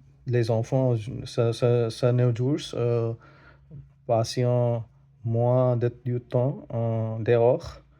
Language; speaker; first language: French; non-native, learner; Hindi